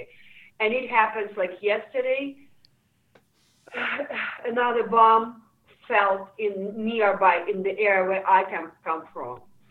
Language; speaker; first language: English; non-native, fluent; Ukrainian